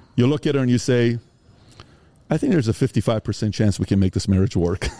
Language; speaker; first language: English; early bilingual, other home language; Persian